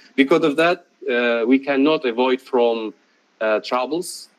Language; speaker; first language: English; non-native, fluent; Russian